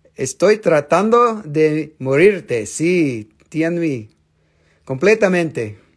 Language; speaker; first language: Spanish; non-native, learner; English